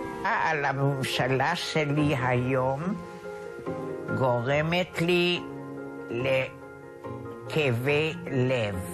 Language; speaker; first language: Hebrew; non-native, fluent; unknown